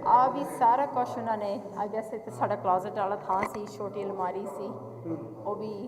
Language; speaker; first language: Punjabi; early bilingual, heritage; Punjabi